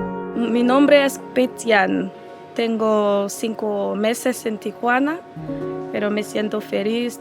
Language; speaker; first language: Spanish; non-native, learner; Haitian Creole